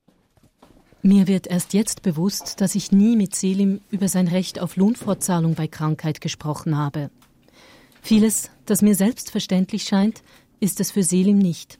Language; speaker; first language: German; native; German